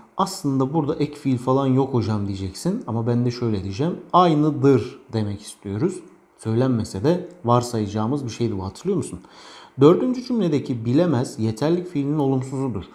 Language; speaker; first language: Turkish; native; Turkish